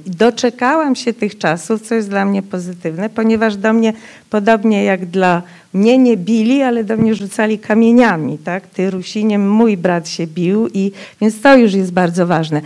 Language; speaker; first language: Polish; non-native, local second language; Rusyn